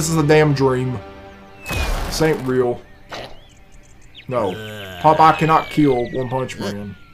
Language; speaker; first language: English; native; English